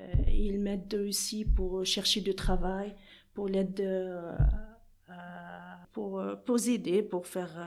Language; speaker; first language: French; non-native, learner; Arabic